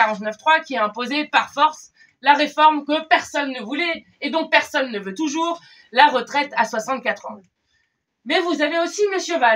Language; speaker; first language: French; native; French